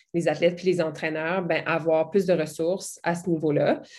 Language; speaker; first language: French; native; French